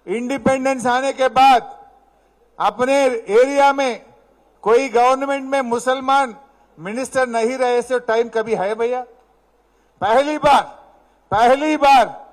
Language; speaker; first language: Hindi; non-native, local second language; Telugu